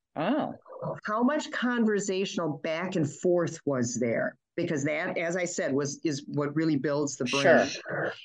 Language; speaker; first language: English; early bilingual, other home language; German